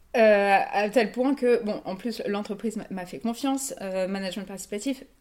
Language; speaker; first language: French; native; French